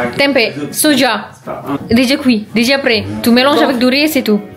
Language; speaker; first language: French; non-native, learner; Indonesian